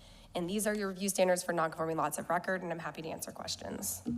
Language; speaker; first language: English; native; English